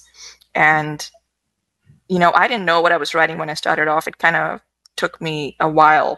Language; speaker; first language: English; non-native, local second language; Urdu